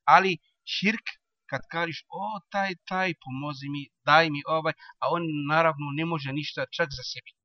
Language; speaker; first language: Bosnian; non-native, learner; Arabic